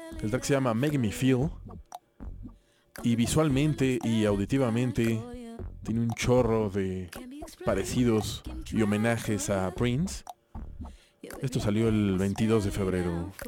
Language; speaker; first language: Spanish; native; Spanish